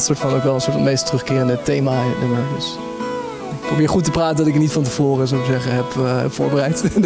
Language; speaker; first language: Dutch; native; Dutch